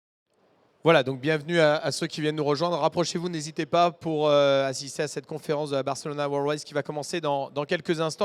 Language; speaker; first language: French; native; French